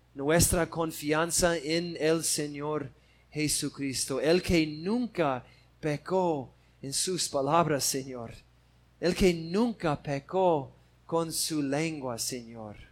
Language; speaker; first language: Spanish; non-native, fluent; English